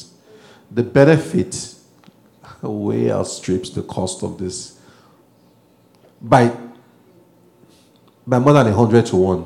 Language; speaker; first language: English; non-native, local second language; Yoruba